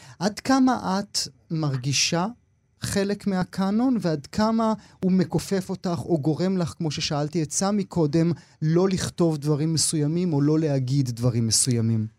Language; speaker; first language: Hebrew; native; Hebrew